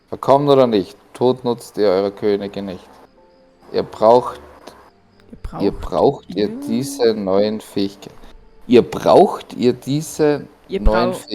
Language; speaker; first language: German; native; German